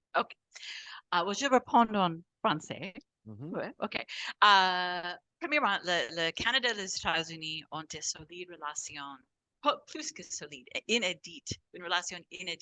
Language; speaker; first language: French; non-native, fluent; English